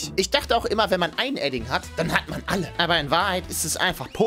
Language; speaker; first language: German; native; German